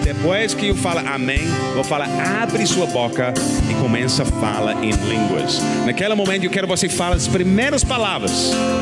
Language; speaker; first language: Portuguese; non-native, learner; English